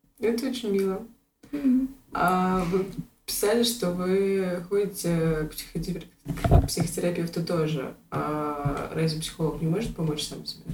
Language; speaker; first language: Russian; native; Russian